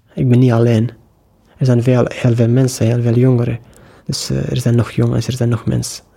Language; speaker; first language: Dutch; non-native, learner; Persian